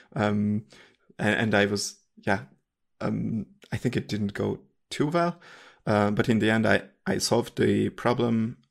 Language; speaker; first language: English; non-native, fluent; Hungarian